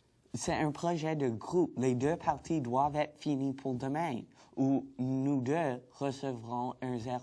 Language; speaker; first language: French; non-native, learner; English